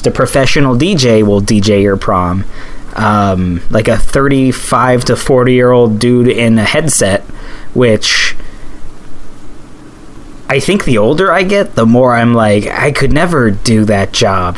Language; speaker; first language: English; native; English